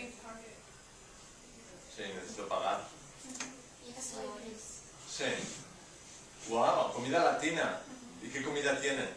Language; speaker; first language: Spanish; non-native, fluent; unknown